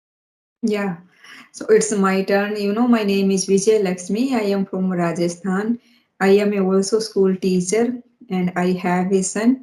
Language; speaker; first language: English; non-native, learner; Hindi